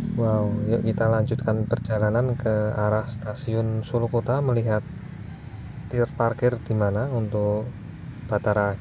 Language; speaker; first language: Indonesian; native; Indonesian